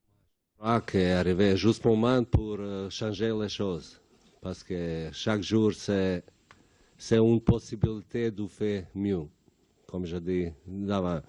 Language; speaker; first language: French; non-native, learner; Bosnian